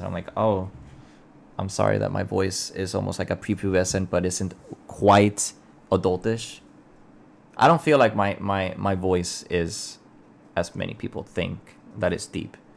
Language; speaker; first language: English; non-native, local second language; Spanish